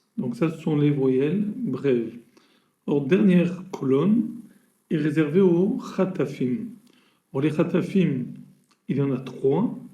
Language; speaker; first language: French; native; French